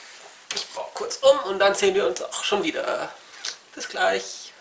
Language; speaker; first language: German; native; German